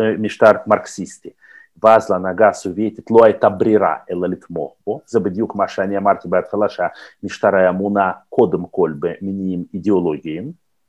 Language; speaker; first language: Hebrew; non-native, fluent; Russian